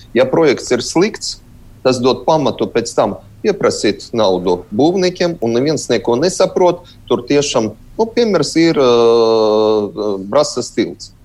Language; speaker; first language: Latvian; non-native, local second language; Russian